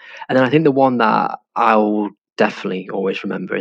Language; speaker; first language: English; native; English